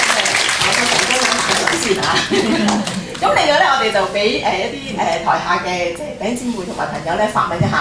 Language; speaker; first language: Cantonese; native; Cantonese